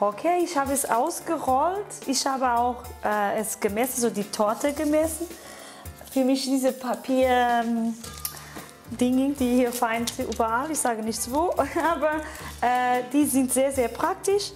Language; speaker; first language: German; non-native, fluent; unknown